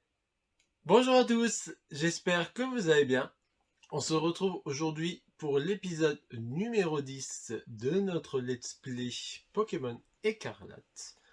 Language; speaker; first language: French; native; French